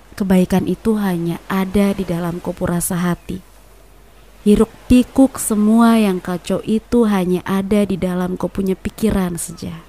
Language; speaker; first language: Indonesian; native; Indonesian